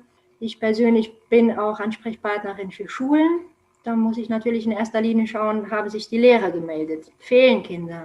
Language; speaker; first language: German; non-native, fluent; Romanian